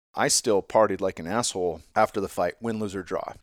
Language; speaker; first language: English; native; English